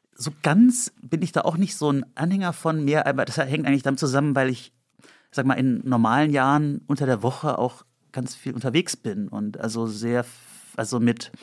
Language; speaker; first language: German; native; German